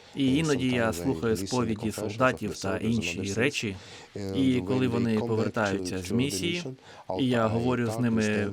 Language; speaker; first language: Ukrainian; early bilingual, heritage; Portuguese